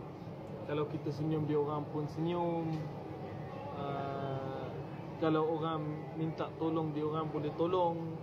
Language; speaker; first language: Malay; non-native, fluent; Arabic